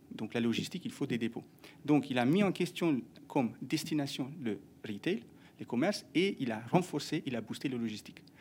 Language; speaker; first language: French; non-native, fluent; Hungarian